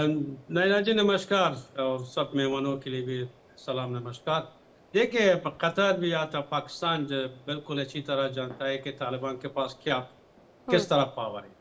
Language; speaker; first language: Hindi; non-native, fluent; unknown